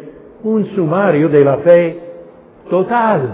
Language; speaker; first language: Spanish; non-native, fluent; English